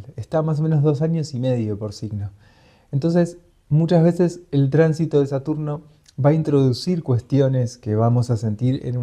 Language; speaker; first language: Spanish; native; Spanish